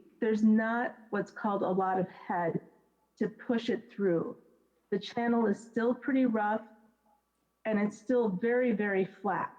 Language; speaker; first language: English; native; English